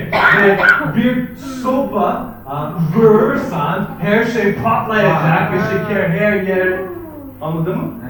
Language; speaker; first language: Turkish; non-native, fluent; English